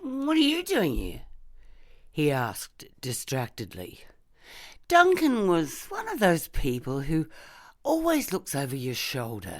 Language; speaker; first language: English; native; English